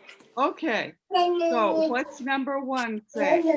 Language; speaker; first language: English; native; English